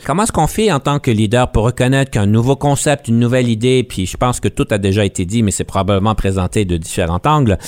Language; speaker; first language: French; native; French